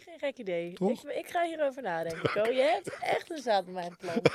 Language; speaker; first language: Dutch; native; Dutch